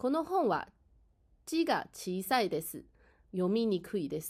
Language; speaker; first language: Japanese; non-native, fluent; Chinese